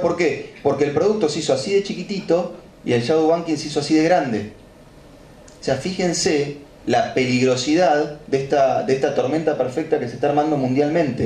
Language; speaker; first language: Spanish; native; Spanish